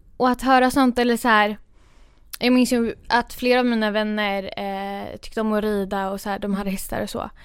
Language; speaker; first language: Swedish; early bilingual, other home language; Kurdish